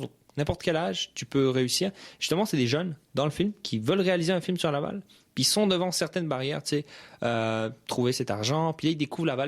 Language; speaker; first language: French; early bilingual, other home language; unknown